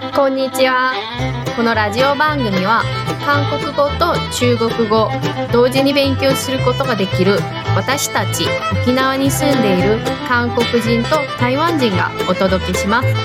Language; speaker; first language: Japanese; non-native, fluent; Korean